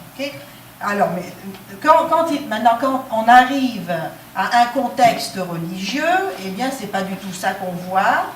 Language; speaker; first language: French; non-native, local second language; Arabic